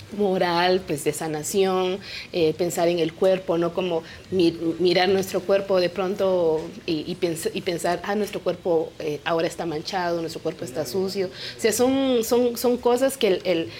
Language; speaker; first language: Spanish; non-native, local second language; Kaqchikel